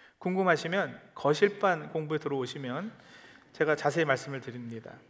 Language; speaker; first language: Korean; early bilingual, heritage; Korean